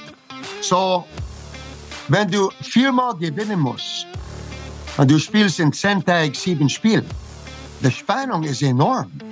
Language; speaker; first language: German; non-native, fluent; English